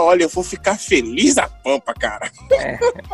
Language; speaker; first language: Portuguese; native; Portuguese